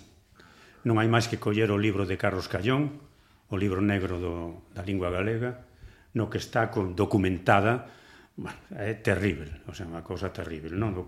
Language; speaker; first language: Galician; non-native, local second language; Spanish